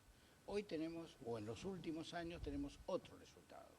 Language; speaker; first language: Spanish; native; Spanish